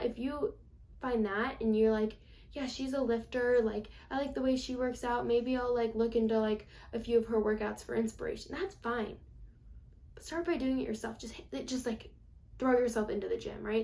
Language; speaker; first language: English; native; English